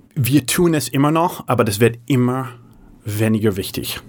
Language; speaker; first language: German; non-native, fluent; English